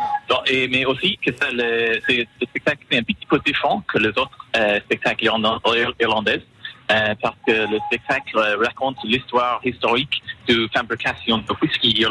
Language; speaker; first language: French; non-native, learner; English